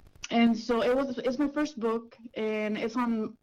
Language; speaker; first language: English; early bilingual, other home language; Spanish